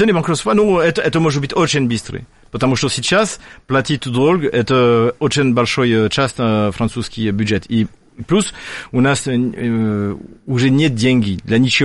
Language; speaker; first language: Russian; non-native, fluent; French